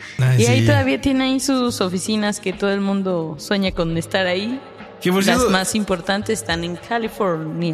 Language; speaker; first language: Spanish; native; Spanish